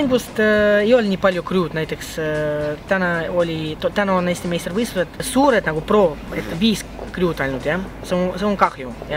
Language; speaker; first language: Estonian; non-native, local second language; Russian